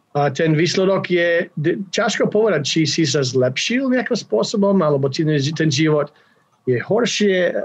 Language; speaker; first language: Slovak; non-native, fluent; English